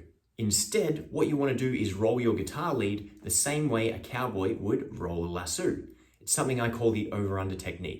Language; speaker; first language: English; native; English